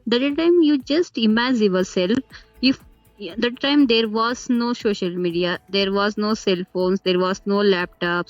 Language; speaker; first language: English; non-native, learner; Kannada